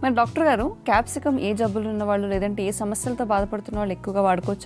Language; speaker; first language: Telugu; native; Telugu